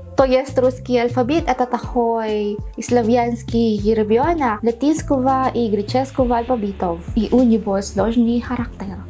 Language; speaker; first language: Russian; non-native, learner; Filipino